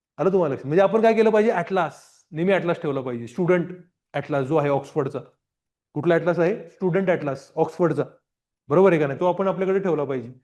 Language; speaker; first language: Marathi; non-native, local second language; Gujarati